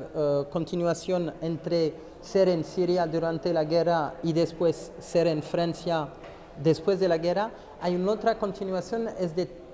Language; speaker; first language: Spanish; non-native, fluent; French